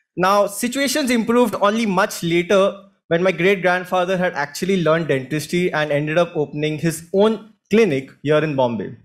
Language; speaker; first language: English; non-native, local second language; Hindi